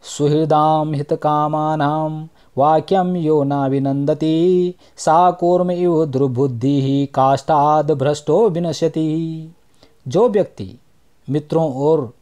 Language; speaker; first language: Hindi; native; Hindi